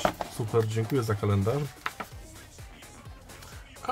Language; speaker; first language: Polish; native; Polish